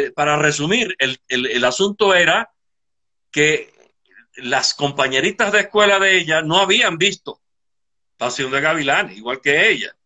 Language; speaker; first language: Spanish; native; Spanish